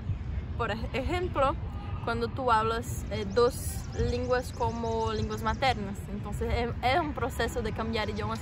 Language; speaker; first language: Spanish; non-native, learner; Portuguese